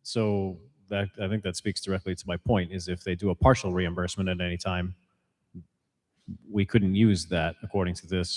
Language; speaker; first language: English; native; English